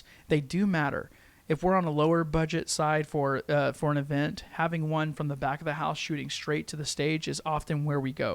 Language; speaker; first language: English; native; English